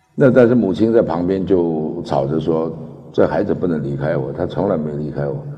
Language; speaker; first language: Chinese; early bilingual, other home language; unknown